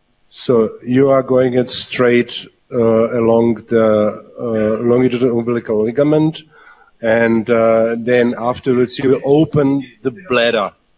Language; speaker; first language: English; non-native, fluent; Czech